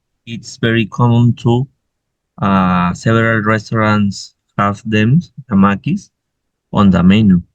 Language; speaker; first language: English; non-native, learner; Spanish